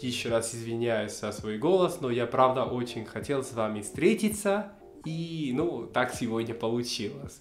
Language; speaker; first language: Russian; non-native, fluent; Spanish